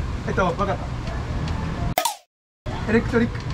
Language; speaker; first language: Japanese; native; Japanese